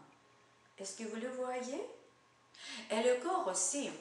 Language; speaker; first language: French; non-native, learner; Russian